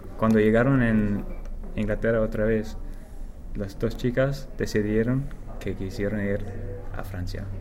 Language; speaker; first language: Spanish; non-native, learner; English